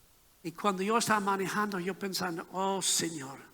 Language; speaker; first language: Spanish; non-native, learner; English